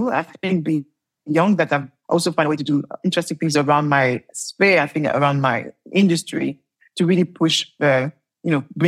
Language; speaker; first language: English; non-native, fluent; French